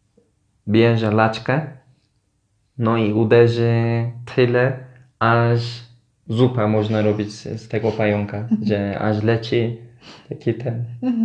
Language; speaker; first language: Polish; non-native, learner; Turkish